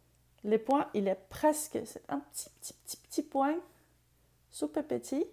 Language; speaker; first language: French; non-native, fluent; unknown